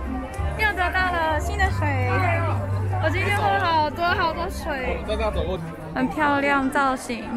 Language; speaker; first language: Chinese; non-native, fluent; Japanese